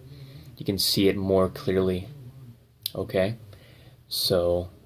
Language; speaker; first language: English; native; English